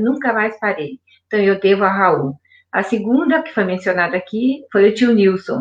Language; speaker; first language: Portuguese; native; Portuguese